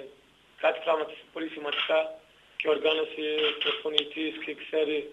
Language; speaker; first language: Greek; non-native, learner; Portuguese